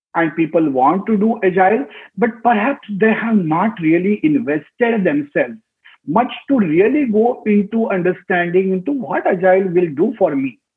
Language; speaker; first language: English; non-native, local second language; Marathi